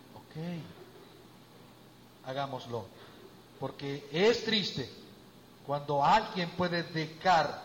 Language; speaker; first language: Spanish; native; Spanish